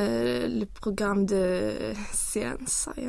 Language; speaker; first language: French; non-native, learner; Swedish